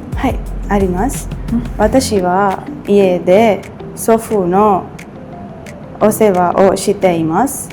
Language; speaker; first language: Japanese; non-native, learner; Sinhala